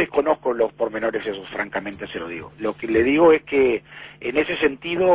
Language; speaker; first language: Spanish; native; Spanish